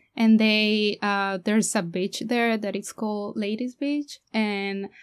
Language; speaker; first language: English; non-native, fluent; Spanish